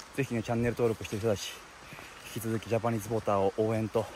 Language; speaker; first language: Japanese; native; Japanese